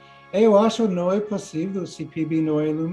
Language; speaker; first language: Portuguese; non-native, learner; English